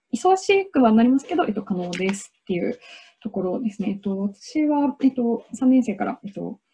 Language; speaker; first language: Japanese; native; Japanese